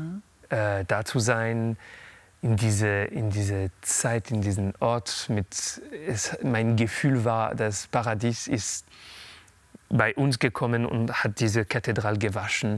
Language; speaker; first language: German; non-native, local second language; French